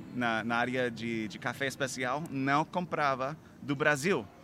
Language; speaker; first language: Portuguese; non-native, fluent; English